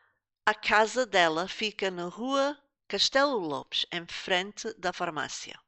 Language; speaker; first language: Portuguese; non-native, fluent; English